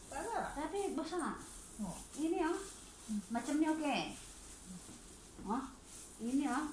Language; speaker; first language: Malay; non-native, learner; Indonesian